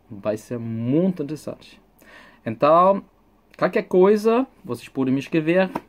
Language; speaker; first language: Portuguese; non-native, fluent; German